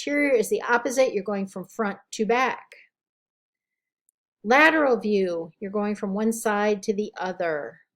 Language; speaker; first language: English; native; English